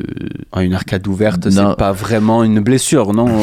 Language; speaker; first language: French; native; French